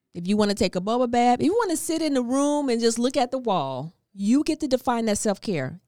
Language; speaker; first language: English; native; English